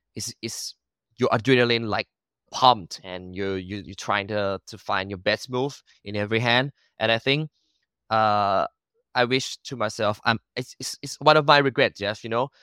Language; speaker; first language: English; non-native, learner; Thai